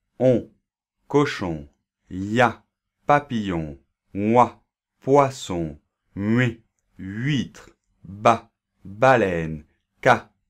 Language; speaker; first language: French; native; French